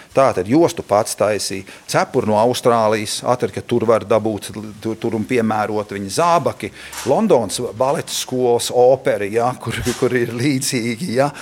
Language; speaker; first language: Latvian; early bilingual, heritage; Latvian